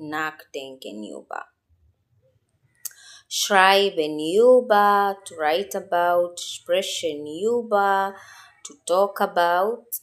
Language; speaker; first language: German; non-native, learner; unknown